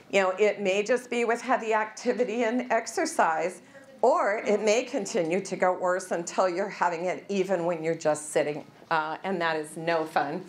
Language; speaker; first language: English; native; English